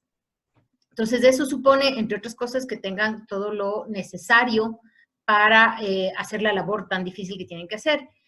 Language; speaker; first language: Spanish; native; Spanish